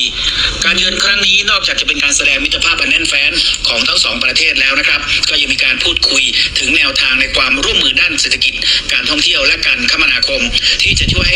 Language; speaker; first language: Thai; native; Thai